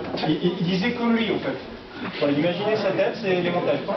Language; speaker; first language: French; native; French